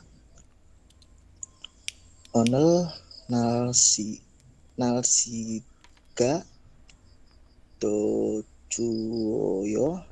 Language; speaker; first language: Korean; non-native, learner; Indonesian